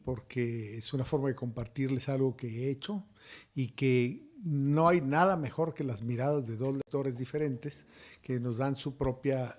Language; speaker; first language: Spanish; native; Spanish